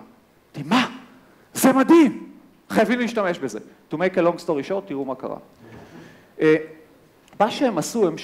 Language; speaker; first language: Hebrew; native; Hebrew